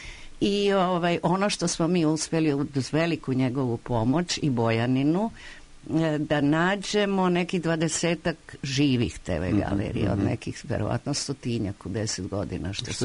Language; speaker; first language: Croatian; native; Croatian